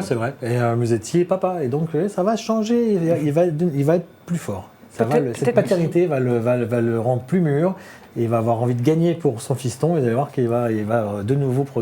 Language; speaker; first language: French; native; French